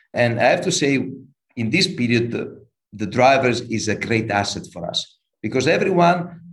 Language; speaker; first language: English; non-native, fluent; Italian